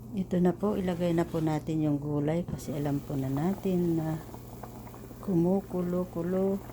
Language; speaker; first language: Filipino; non-native, local second language; Iloko